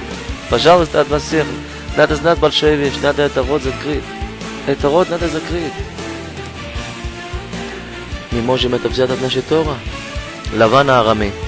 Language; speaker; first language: Russian; non-native, learner; Hebrew